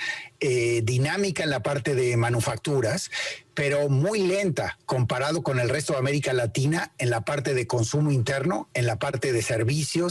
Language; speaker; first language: Spanish; native; Spanish